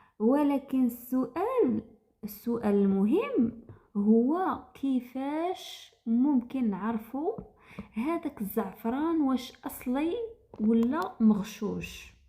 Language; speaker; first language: Arabic; native; Arabic